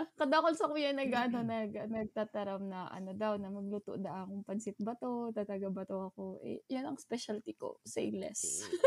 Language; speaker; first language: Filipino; non-native, local second language; Bikol